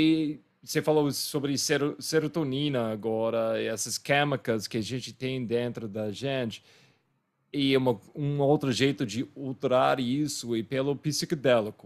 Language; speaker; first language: Portuguese; non-native, fluent; English